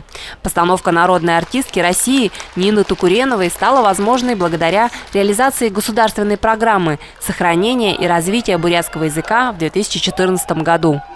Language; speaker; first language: Russian; native; Russian